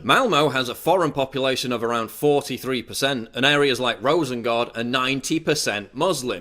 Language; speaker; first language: English; native; English